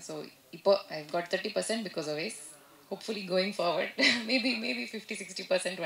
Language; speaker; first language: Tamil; non-native, learner; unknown